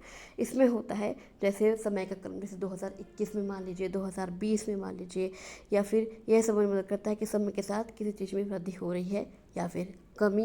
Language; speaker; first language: Hindi; native; Hindi